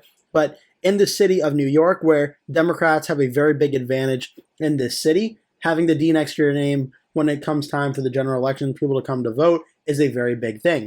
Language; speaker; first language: English; native; English